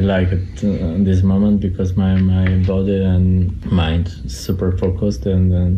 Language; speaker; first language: English; non-native, learner; Polish